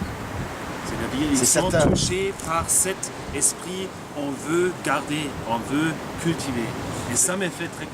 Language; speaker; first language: French; non-native, fluent; German